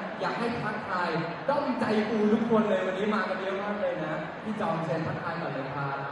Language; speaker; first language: Thai; native; Thai